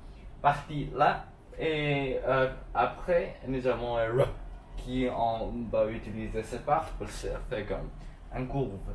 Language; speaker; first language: French; non-native, learner; Chinese